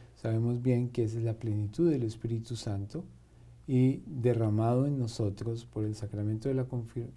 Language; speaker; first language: Spanish; native; Spanish